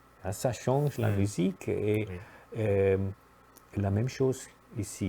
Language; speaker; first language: French; non-native, fluent; German